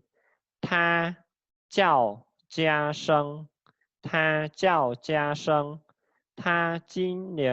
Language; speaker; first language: Chinese; non-native, fluent; Khmer